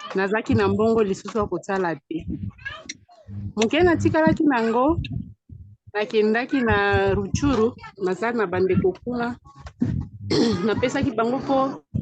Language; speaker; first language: Lingala; non-native, local second language; Swahili